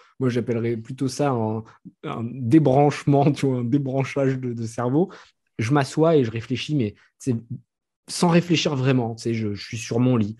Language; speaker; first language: French; native; French